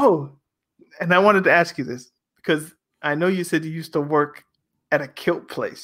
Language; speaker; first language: English; native; English